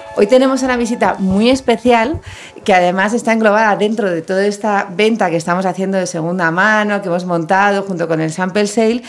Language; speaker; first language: Spanish; native; Spanish